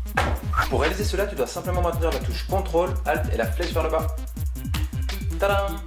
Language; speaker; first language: French; native; French